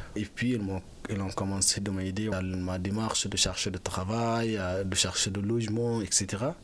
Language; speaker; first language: French; non-native, fluent; Arabic